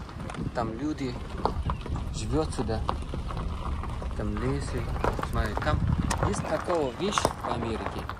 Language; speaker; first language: Russian; non-native, learner; Uzbek